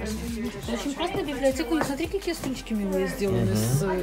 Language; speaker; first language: Russian; early bilingual, heritage; Russian